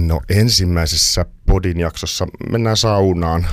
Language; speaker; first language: Finnish; native; Finnish